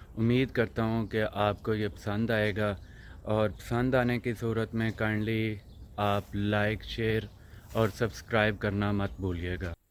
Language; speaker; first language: Urdu; non-native, local second language; Punjabi